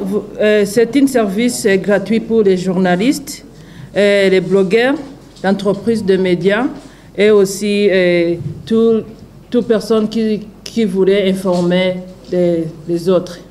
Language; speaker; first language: French; non-native, fluent; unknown